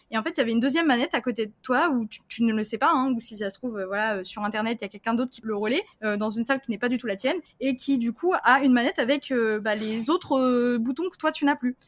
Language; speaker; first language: French; early bilingual, other home language; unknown